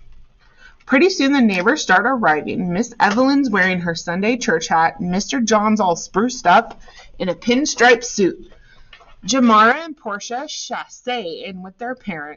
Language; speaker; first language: English; native; English